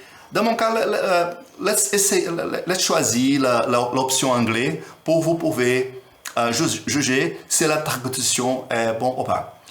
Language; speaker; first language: French; non-native, learner; Portuguese